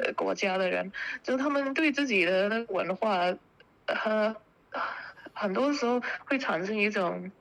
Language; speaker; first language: Chinese; early bilingual, heritage; Chinese